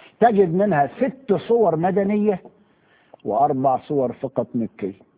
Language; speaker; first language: Arabic; native; Arabic